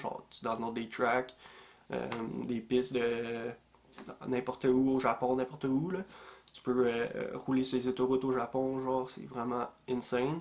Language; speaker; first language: French; native; French